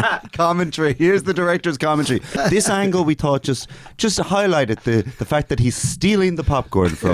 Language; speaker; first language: English; native; English